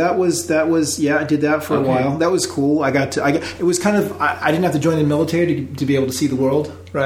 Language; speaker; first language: English; native; English